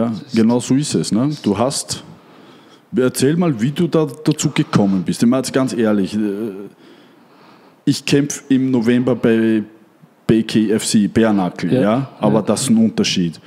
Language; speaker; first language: German; native; German